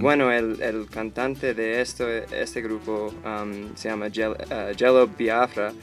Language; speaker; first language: Spanish; non-native, fluent; English